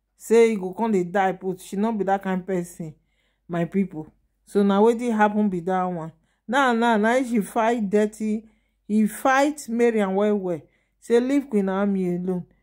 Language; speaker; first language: Nigerian Pidgin; non-native, local second language; Yoruba